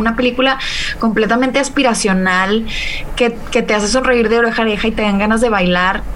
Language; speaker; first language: Spanish; native; Spanish